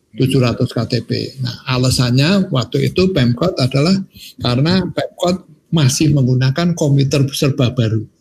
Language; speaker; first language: Indonesian; non-native, local second language; Javanese